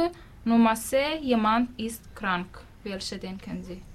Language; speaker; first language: German; non-native, learner; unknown